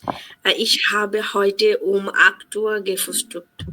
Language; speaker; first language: German; non-native, learner; Bangla